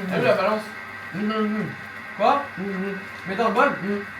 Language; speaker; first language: French; native; French